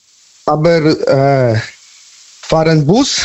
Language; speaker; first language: German; non-native, learner; Polish